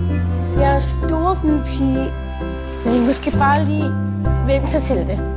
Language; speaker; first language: Danish; non-native, learner; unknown